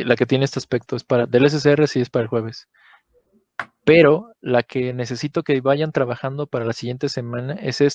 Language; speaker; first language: Spanish; native; Spanish